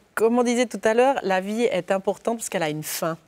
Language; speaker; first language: French; native; French